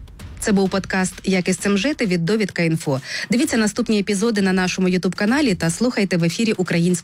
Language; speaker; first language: Ukrainian; native; Ukrainian